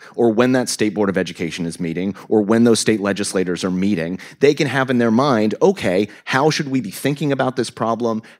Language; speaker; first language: English; native; English